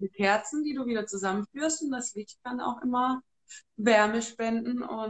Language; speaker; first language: German; native; German